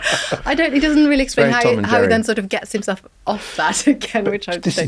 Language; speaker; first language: English; non-native, fluent; Norwegian